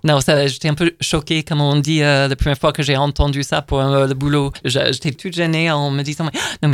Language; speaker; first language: French; non-native, fluent; English